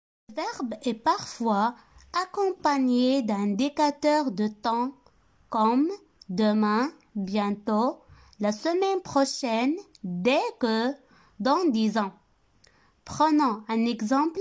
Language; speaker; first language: French; non-native, local second language; Arabic